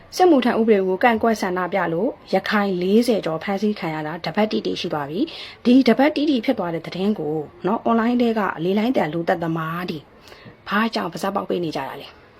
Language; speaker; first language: Burmese; native; Burmese